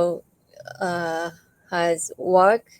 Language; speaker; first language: English; non-native, learner; Japanese